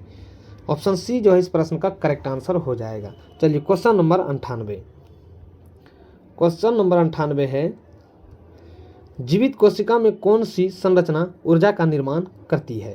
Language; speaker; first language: Hindi; native; Hindi